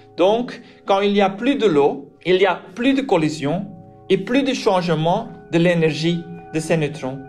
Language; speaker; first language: French; non-native, local second language; Dutch